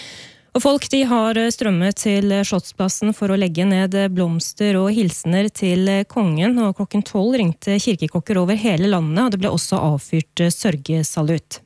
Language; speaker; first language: Norwegian; native; Norwegian